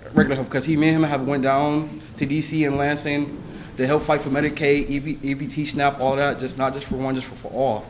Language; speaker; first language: English; native; English